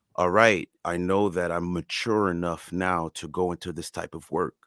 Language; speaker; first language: English; non-native, fluent; French